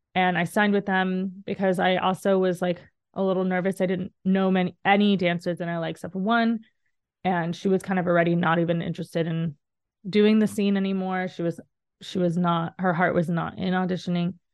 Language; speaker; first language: English; native; English